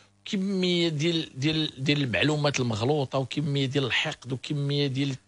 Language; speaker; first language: Arabic; native; Arabic